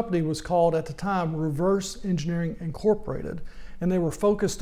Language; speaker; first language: English; native; English